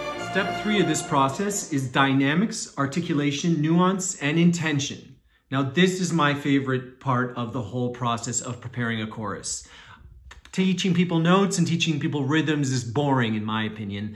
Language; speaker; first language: English; native; English